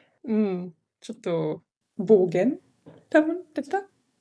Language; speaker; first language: Japanese; non-native, learner; Italian